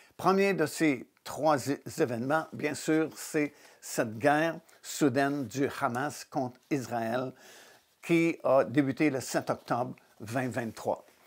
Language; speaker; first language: French; native; French